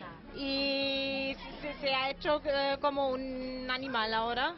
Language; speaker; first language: Spanish; non-native, learner; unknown